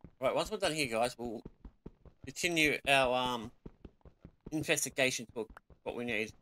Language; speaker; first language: English; native; English